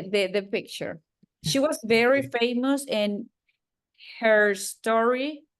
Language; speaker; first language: English; non-native, fluent; Spanish